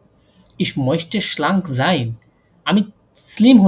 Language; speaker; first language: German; non-native, fluent; Bangla